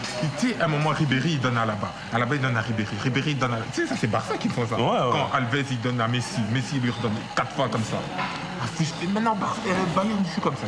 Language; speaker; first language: French; native; French